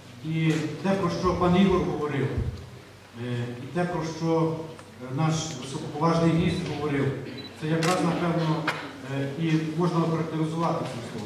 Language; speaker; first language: Ukrainian; native; Ukrainian